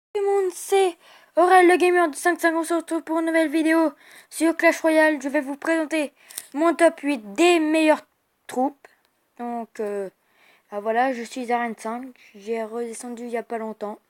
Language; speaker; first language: French; native; French